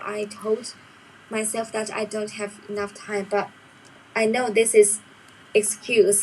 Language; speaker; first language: English; non-native, learner; Chinese